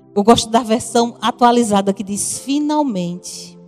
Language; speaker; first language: Portuguese; native; Portuguese